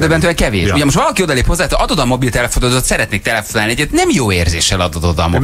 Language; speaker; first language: Hungarian; native; Hungarian